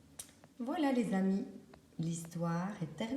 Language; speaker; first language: French; native; French